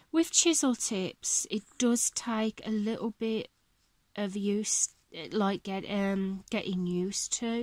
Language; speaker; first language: English; native; English